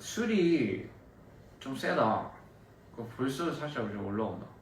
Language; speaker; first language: Korean; early bilingual, heritage; Korean